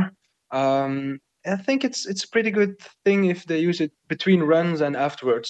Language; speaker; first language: English; non-native, fluent; Dutch